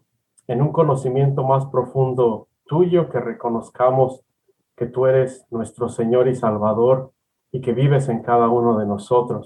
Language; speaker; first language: Spanish; native; Spanish